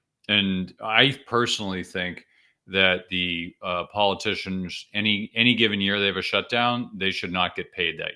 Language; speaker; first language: English; native; English